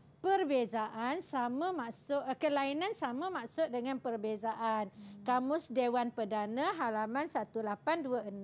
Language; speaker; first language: Malay; native; Malay